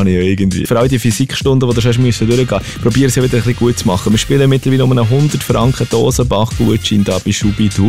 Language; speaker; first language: German; native; German